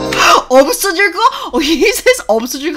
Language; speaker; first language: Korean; early bilingual, heritage; English